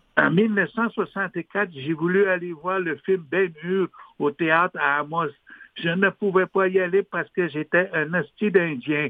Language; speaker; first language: French; non-native, local second language; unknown